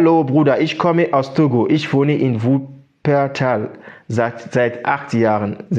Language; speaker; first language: German; non-native, fluent; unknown